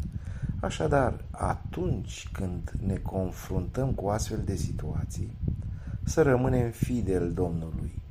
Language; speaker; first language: Romanian; native; Romanian